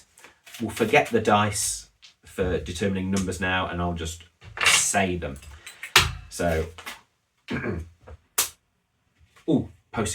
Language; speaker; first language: English; native; English